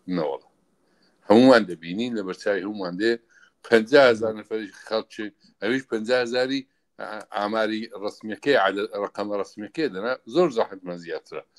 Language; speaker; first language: Central Kurdish; native; Central Kurdish